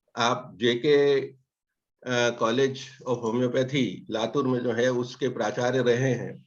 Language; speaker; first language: Hindi; native; Hindi